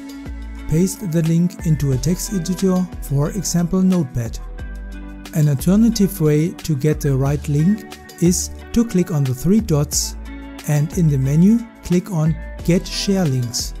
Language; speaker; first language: English; non-native, fluent; German